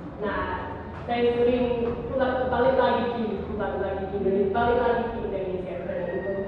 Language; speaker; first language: Indonesian; non-native, fluent; English